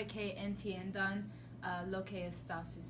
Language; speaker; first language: Spanish; non-native, learner; English